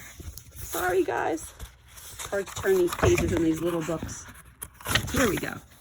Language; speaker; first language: English; native; English